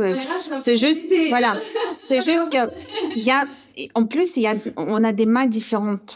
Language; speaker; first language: French; non-native, fluent; Russian